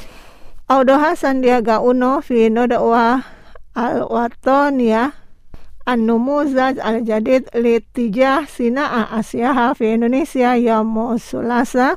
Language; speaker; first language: Arabic; non-native, fluent; Indonesian